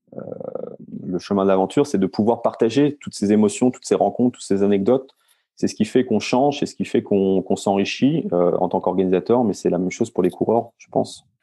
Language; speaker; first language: French; native; French